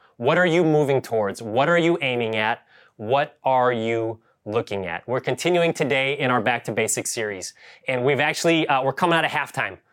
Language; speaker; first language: English; native; English